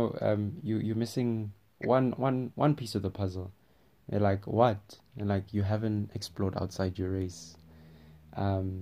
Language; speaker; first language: English; non-native, local second language; Tswana